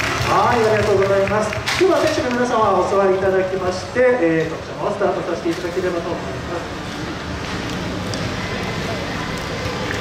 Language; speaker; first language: Japanese; native; Japanese